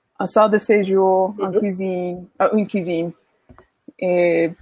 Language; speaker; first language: French; non-native, learner; English